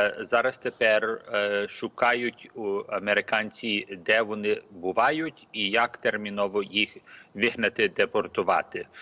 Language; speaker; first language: Ukrainian; early bilingual, heritage; Ukrainian